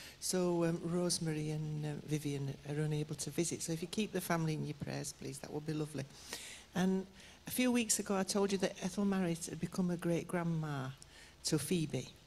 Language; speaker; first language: English; native; English